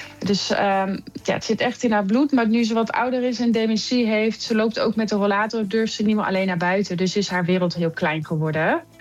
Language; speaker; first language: Dutch; native; Dutch